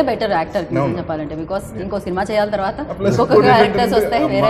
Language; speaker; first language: Telugu; native; Telugu